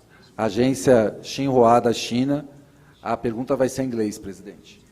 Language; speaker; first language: Portuguese; native; Portuguese